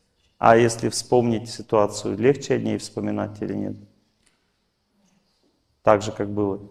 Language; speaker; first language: Russian; native; Russian